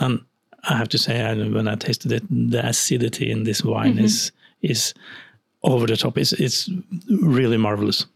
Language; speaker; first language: English; non-native, fluent; Norwegian